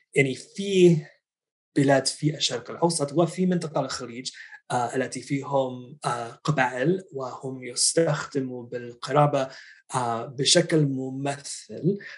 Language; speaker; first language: Arabic; non-native, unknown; English